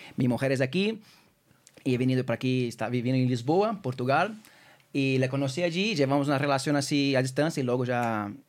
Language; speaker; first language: Spanish; non-native, fluent; Portuguese